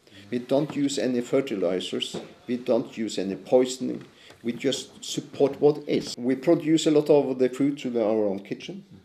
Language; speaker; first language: English; non-native, fluent; Norwegian